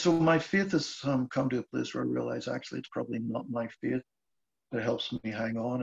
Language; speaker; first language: English; native; English